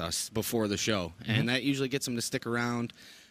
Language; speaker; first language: English; native; English